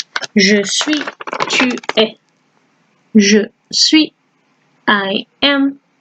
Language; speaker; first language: French; non-native, fluent; English